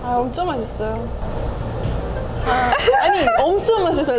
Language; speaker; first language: Korean; non-native, fluent; Estonian